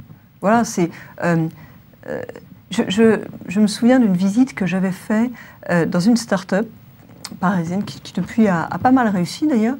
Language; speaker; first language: French; native; French